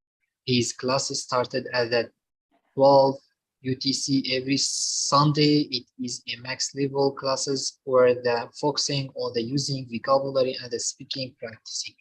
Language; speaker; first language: English; non-native, learner; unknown